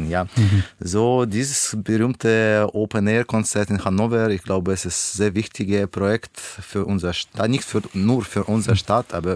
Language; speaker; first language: German; non-native, learner; Russian